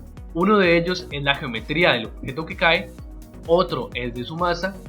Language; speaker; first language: Spanish; native; Spanish